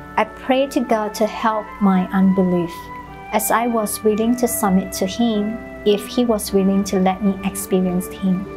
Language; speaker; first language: English; non-native, local second language; Chinese